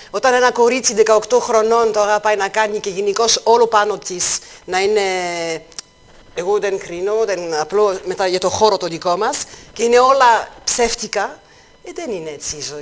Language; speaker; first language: Greek; non-native, fluent; French